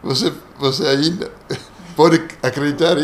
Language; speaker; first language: Portuguese; non-native, local second language; Kongo